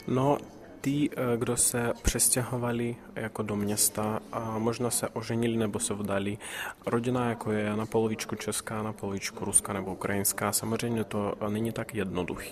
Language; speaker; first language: Czech; early bilingual, heritage; Czech